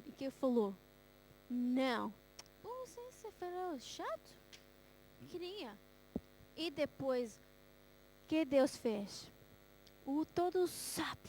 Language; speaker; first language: Portuguese; early bilingual, heritage; Portuguese